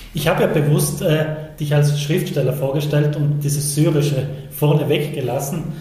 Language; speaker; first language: German; native; German